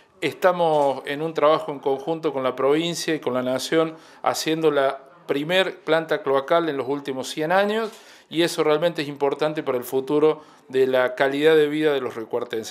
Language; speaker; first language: Spanish; native; Spanish